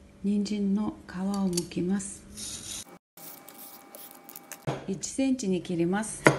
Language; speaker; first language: Japanese; non-native, fluent; Mongolian